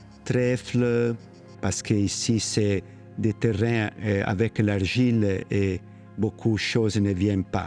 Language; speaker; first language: French; non-native, learner; Italian